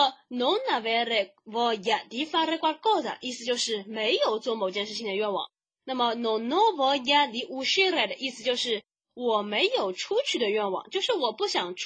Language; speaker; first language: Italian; non-native, fluent; Chinese